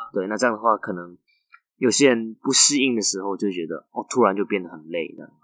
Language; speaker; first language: Chinese; non-native, fluent; Cantonese